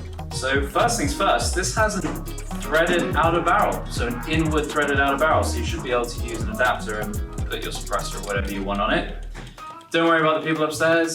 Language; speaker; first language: English; native; English